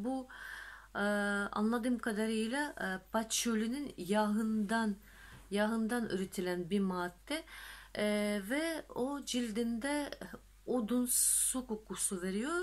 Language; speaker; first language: Turkish; non-native, fluent; Russian